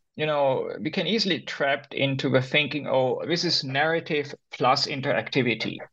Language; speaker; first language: English; non-native, fluent; German